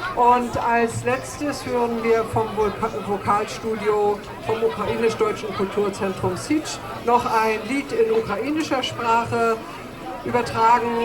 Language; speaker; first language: German; native; German